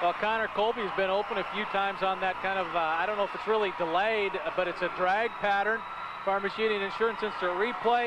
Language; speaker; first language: English; native; English